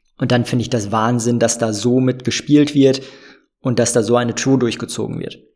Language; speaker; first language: German; native; German